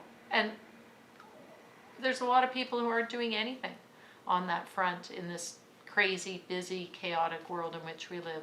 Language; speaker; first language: English; native; English